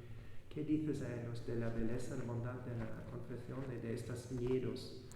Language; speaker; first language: Spanish; non-native, fluent; German